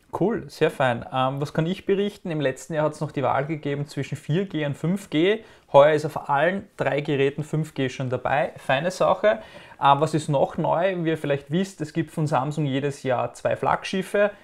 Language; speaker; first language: German; native; German